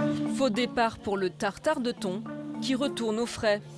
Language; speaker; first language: French; native; French